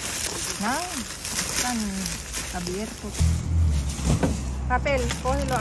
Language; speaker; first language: Spanish; non-native, learner; Filipino